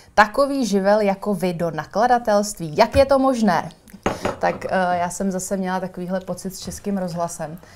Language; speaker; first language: Czech; native; Czech